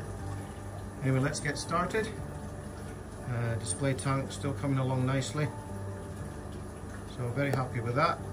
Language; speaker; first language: English; native; English